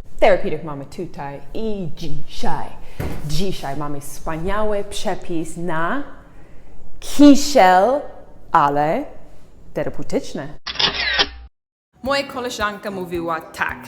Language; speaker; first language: Polish; non-native, learner; English